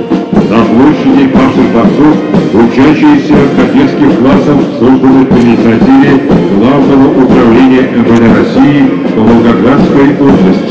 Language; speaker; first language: Russian; native; Russian